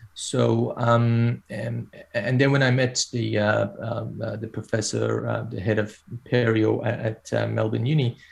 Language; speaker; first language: English; non-native, fluent; Persian